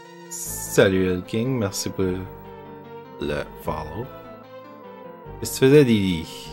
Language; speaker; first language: French; native; French